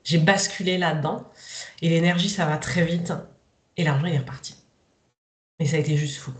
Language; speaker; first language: French; native; French